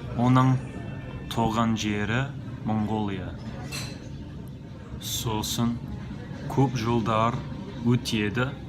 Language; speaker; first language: Kazakh; non-native, learner; English